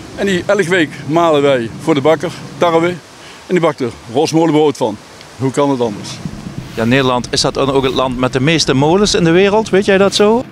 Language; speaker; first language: Dutch; native; Dutch